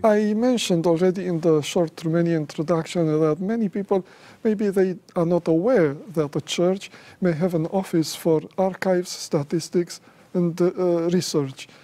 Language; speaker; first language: English; non-native, fluent; Romanian